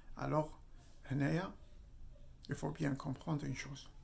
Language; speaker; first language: French; non-native, local second language; Arabic